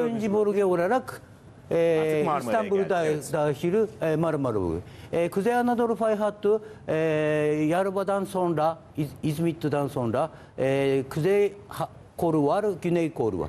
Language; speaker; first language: Turkish; non-native, learner; Japanese